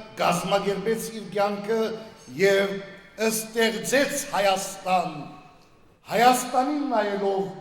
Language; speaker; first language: Armenian; early bilingual, heritage; Armenian